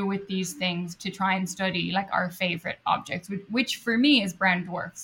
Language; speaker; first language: English; native; English